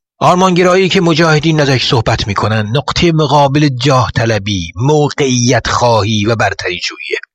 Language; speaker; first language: Persian; native; Persian